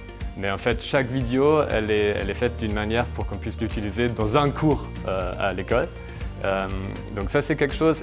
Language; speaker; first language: French; native; French